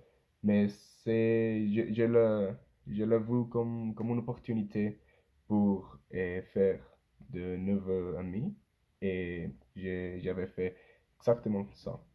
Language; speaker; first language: French; non-native, learner; Spanish